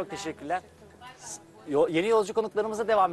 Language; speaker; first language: Turkish; native; Turkish